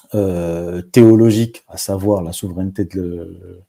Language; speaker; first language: French; non-native, local second language; Arabic